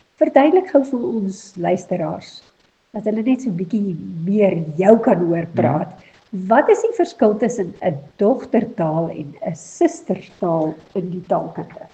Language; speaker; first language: Afrikaans; native; Afrikaans